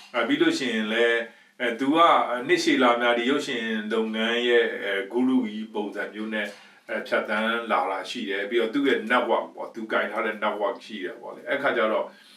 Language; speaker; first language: Burmese; native; Burmese